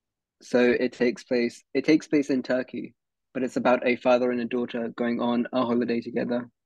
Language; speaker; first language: English; early bilingual, other home language; Hindi